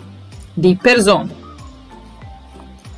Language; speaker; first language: German; non-native, fluent; Serbian